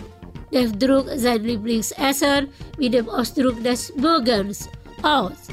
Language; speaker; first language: German; non-native, fluent; Indonesian